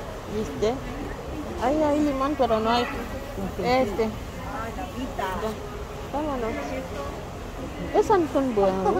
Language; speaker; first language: Spanish; non-native, fluent; Haitian Creole